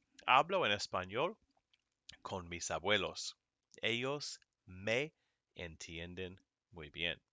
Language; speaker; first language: Spanish; non-native, fluent; English